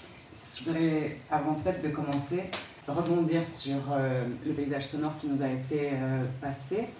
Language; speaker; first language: French; native; French